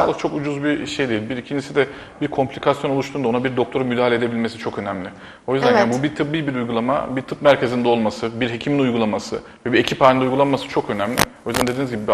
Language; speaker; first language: Turkish; native; Turkish